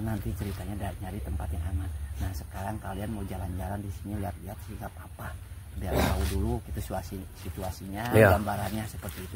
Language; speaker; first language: Indonesian; native; Indonesian